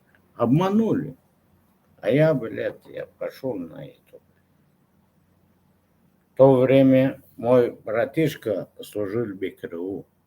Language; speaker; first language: Russian; non-native, local second language; Turkmen